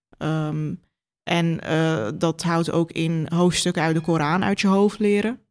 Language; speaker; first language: Dutch; early bilingual, other home language; Turkish